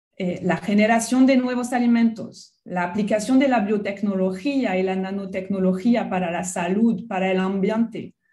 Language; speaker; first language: Spanish; non-native, fluent; French